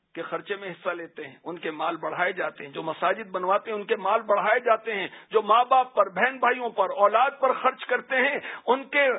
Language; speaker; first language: Urdu; native; Urdu